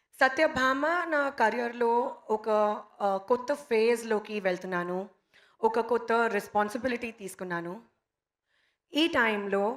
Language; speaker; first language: Telugu; non-native, local second language; Hindi